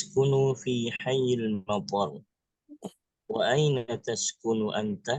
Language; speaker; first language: Arabic; non-native, learner; Indonesian